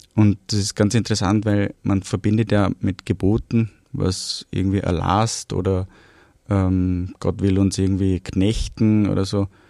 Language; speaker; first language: German; early bilingual, other home language; Romanian